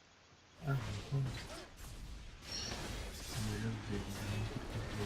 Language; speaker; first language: French; native; French